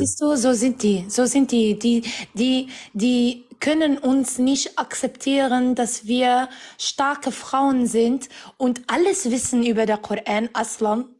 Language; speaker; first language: German; non-native, fluent; Arabic